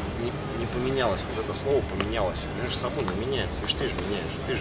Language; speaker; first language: Russian; native; Russian